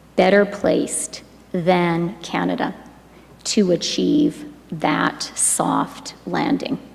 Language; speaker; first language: English; native; English